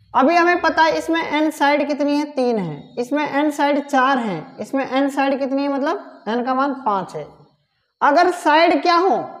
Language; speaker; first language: Hindi; native; Hindi